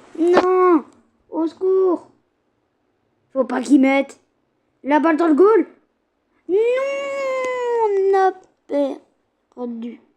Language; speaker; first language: French; native; French